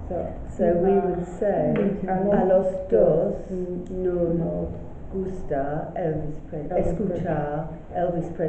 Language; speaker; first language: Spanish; non-native, learner; English